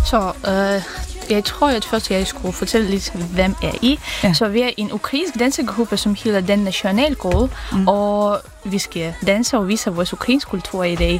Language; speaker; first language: Danish; non-native, learner; Ukrainian